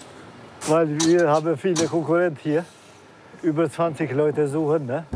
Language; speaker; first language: German; non-native, learner; Albanian